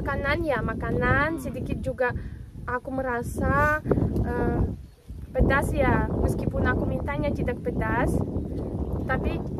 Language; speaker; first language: Indonesian; non-native, fluent; Russian